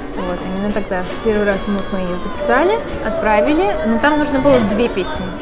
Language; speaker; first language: Russian; native; Russian